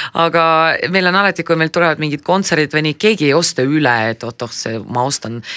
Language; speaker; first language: Estonian; non-native, local second language; Russian